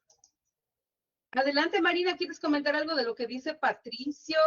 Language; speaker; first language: Spanish; native; Spanish